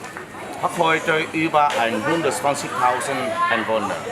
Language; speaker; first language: German; non-native, learner; Vietnamese